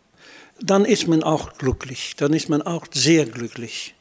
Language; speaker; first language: German; non-native, fluent; Dutch